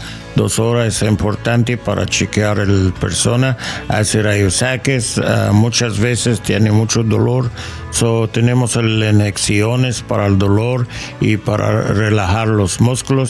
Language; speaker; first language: Spanish; non-native, learner; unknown